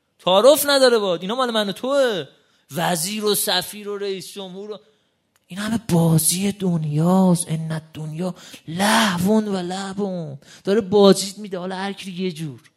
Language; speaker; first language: Persian; native; Persian